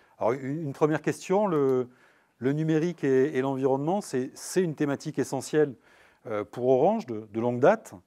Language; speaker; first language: French; native; French